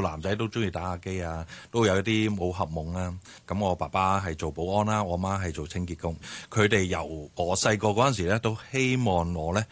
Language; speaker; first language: Cantonese; native; Cantonese